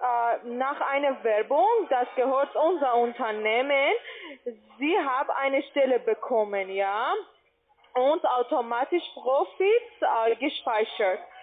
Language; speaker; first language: German; non-native, learner; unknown